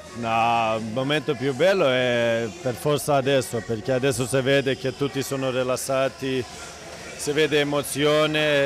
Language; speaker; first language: Italian; non-native, fluent; Swedish